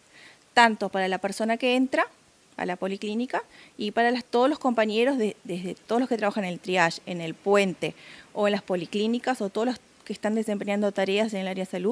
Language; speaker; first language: Spanish; native; Spanish